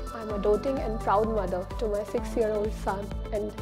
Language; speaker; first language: English; non-native, local second language; Hindi